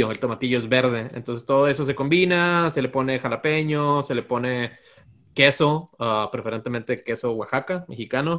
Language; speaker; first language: Spanish; native; Spanish